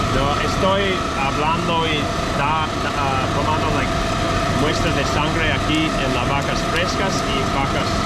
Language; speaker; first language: Spanish; non-native, learner; English